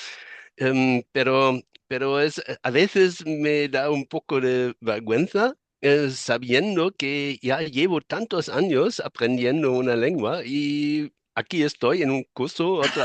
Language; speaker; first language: Spanish; non-native, fluent; German